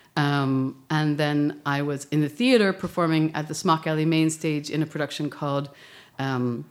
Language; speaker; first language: English; native; English